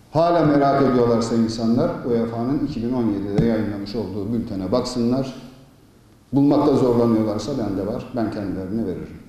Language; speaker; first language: Turkish; native; Turkish